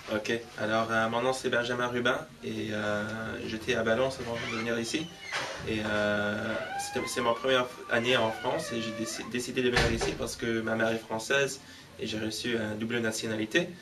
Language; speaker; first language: French; early bilingual, heritage; English